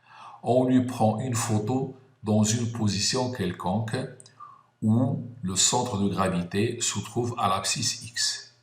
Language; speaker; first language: French; non-native, local second language; Arabic